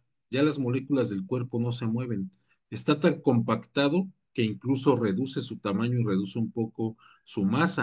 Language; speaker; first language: Spanish; native; Spanish